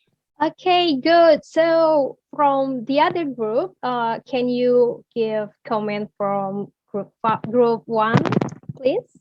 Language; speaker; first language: English; non-native, learner; Indonesian